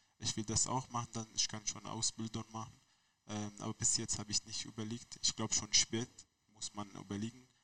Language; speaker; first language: German; non-native, learner; Arabic